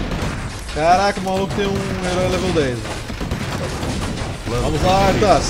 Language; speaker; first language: Portuguese; native; Portuguese